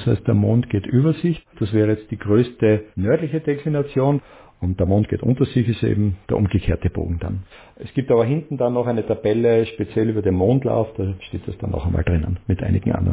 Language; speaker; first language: German; native; German